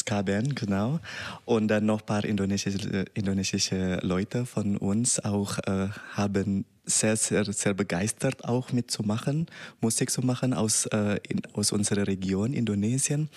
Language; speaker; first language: German; non-native, learner; Indonesian